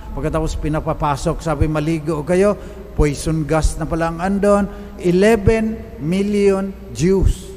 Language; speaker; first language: Filipino; non-native, local second language; Cebuano